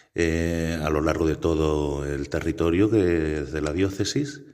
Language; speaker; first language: Spanish; native; Spanish